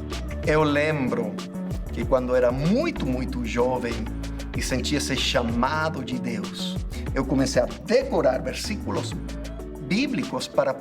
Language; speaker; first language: Portuguese; non-native, fluent; English